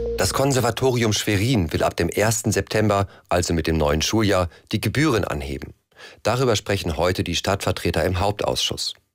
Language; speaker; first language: German; native; German